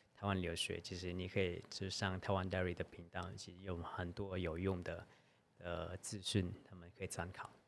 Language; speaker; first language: Chinese; non-native, fluent; Vietnamese